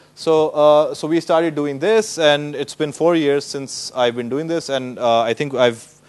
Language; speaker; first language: English; non-native, local second language; Urdu